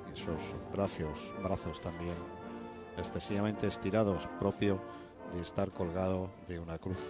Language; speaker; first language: Spanish; native; Spanish